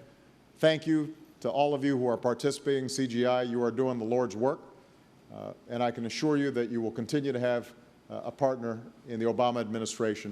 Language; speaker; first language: English; native; English